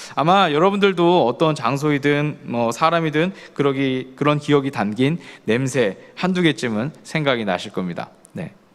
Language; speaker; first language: Korean; native; Korean